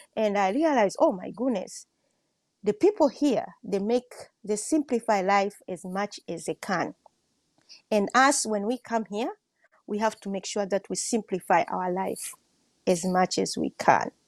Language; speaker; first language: English; non-native, local second language; Swahili